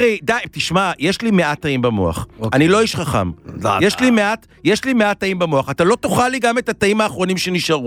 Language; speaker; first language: Hebrew; native; Hebrew